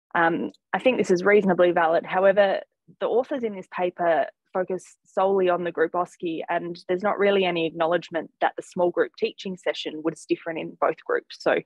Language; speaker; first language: English; native; English